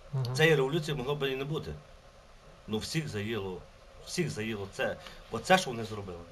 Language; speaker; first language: Ukrainian; native; Ukrainian